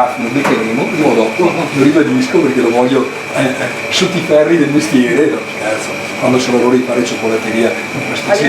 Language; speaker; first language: Italian; native; Italian